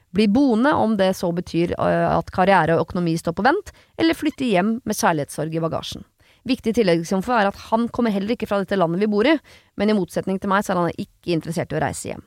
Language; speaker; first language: Norwegian; native; Norwegian